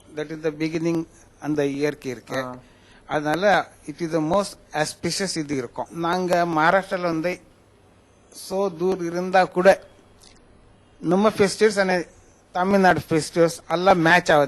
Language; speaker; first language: Tamil; non-native, fluent; Marathi